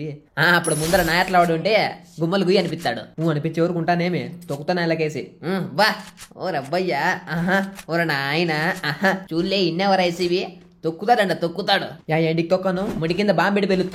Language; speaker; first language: Telugu; native; Telugu